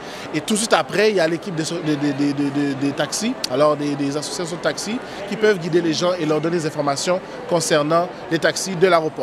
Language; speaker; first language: French; non-native, local second language; Haitian Creole